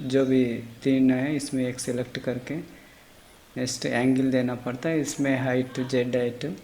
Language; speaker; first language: Hindi; non-native, local second language; Telugu